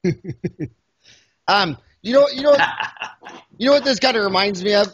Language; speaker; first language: English; native; English